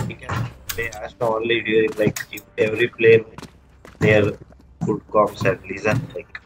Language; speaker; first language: English; non-native, local second language; Kannada